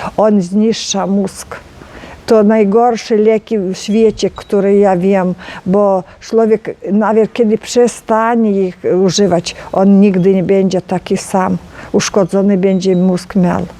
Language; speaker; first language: Polish; non-native, learner; Ukrainian